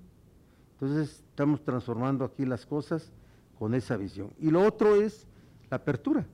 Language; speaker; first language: Spanish; native; Spanish